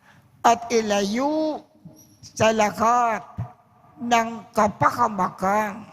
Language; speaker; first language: Filipino; native; Filipino